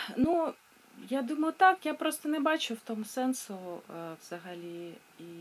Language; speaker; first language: Ukrainian; non-native, local second language; Russian